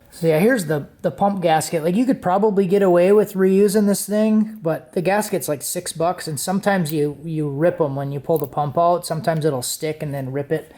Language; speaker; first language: English; native; English